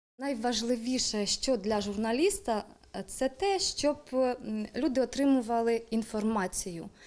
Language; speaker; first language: Ukrainian; native; Ukrainian